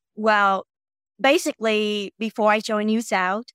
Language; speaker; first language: English; non-native, fluent; Vietnamese